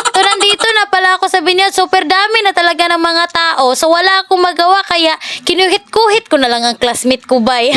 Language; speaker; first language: Filipino; non-native, local second language; Cebuano